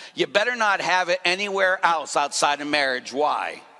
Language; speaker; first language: English; native; English